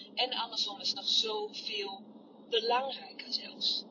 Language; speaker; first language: Dutch; non-native, fluent; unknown